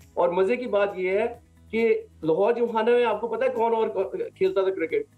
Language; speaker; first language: Urdu; native; Urdu